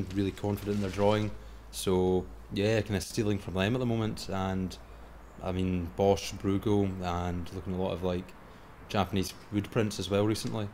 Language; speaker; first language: English; native; English